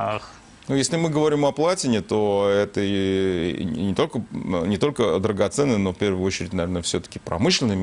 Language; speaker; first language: Russian; native; Russian